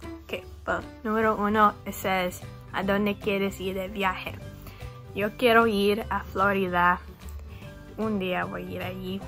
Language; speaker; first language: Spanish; non-native, learner; English